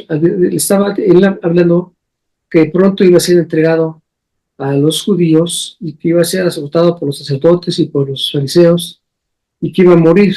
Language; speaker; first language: Spanish; native; Spanish